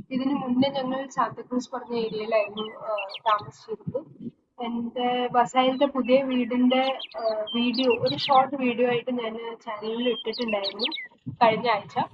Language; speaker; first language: Malayalam; early bilingual, heritage; Malayalam